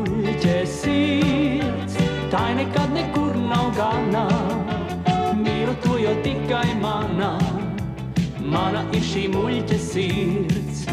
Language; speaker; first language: Latvian; native; Latvian